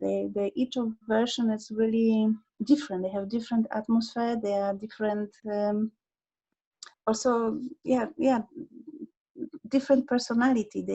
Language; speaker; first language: English; non-native, learner; Polish